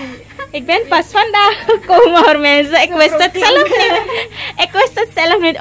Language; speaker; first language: Dutch; non-native, fluent; Filipino